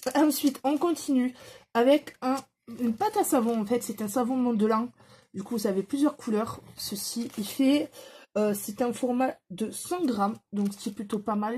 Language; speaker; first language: French; native; French